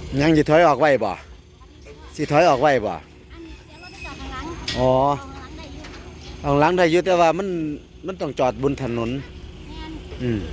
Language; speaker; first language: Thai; non-native, local second language; Northeastern Thai